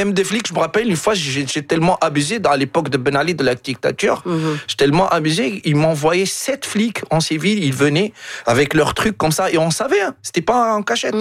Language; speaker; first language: French; non-native, local second language; Arabic